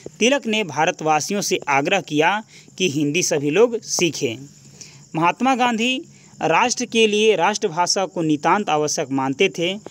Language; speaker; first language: Hindi; native; Hindi